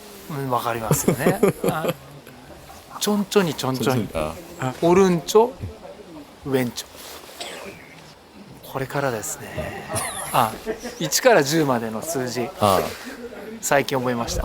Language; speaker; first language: Japanese; native; Japanese